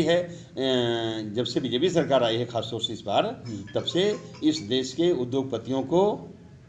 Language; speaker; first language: Hindi; native; Hindi